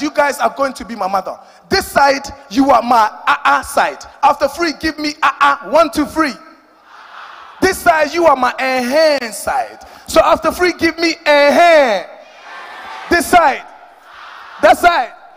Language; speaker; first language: English; early bilingual, other home language; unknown